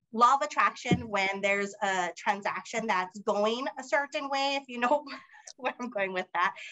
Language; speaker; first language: English; native; English